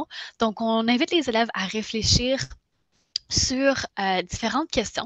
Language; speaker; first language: French; native; French